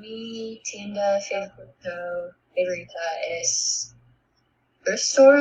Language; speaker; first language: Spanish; non-native, learner; English